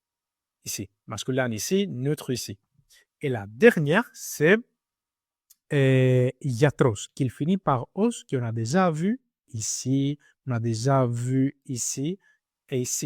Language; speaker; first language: French; non-native, learner; Greek